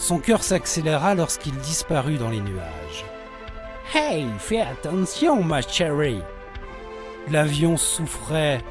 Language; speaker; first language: French; native; French